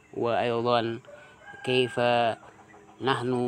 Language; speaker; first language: Arabic; non-native, fluent; Indonesian